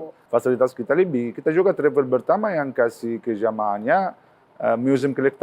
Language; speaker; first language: Indonesian; non-native, learner; Arabic